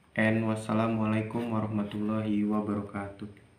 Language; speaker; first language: English; non-native, learner; Indonesian